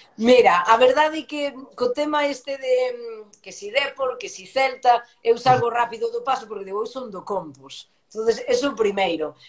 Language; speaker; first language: Galician; native; Galician